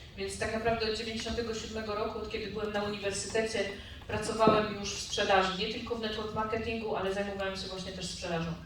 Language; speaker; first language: Polish; native; Polish